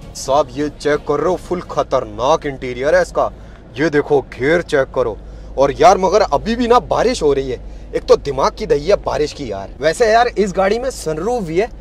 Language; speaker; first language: Hindi; native; Hindi